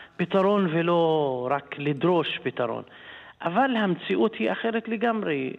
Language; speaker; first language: Hebrew; non-native, local second language; Arabic